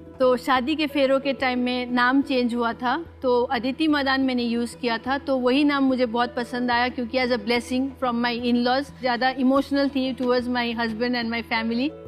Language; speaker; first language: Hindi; non-native, local second language; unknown